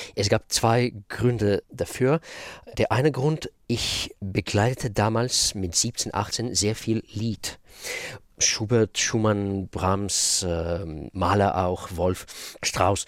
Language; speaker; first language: German; non-native, fluent; Russian